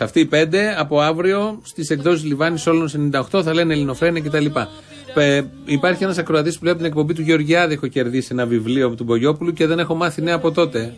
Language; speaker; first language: Greek; native; Greek